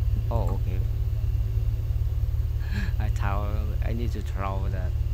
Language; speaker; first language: English; non-native, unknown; Vietnamese